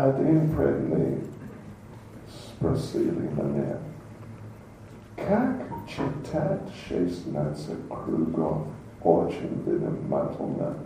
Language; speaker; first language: Russian; non-native, learner; English